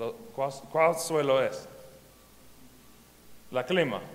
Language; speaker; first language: Spanish; non-native, learner; English